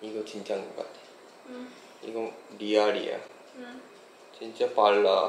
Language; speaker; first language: Korean; non-native, fluent; Japanese